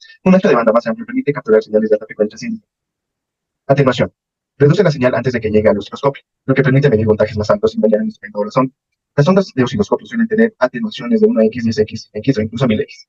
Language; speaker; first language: Spanish; native; Spanish